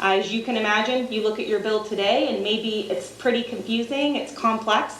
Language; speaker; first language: English; native; English